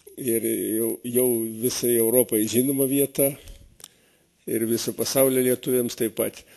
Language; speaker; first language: Lithuanian; native; Lithuanian